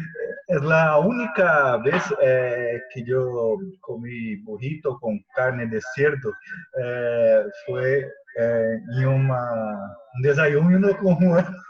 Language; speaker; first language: Spanish; non-native, fluent; Portuguese